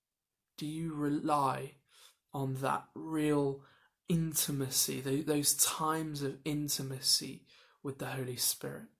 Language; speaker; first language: English; native; English